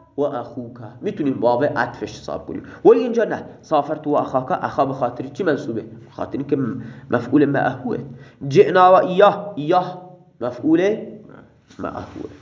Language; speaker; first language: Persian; non-native, local second language; Baluchi